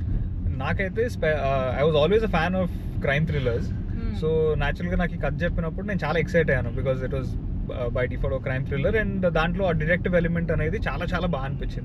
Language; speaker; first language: Telugu; native; Telugu